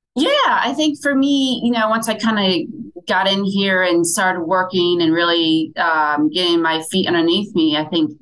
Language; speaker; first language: English; native; English